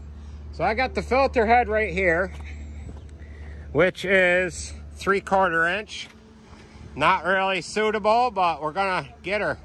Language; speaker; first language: English; native; English